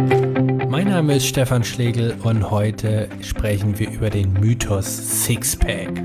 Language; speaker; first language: German; native; German